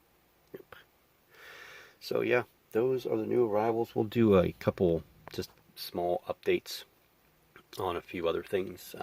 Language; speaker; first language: English; native; English